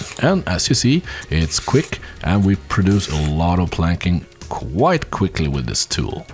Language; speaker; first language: English; non-native, fluent; Swedish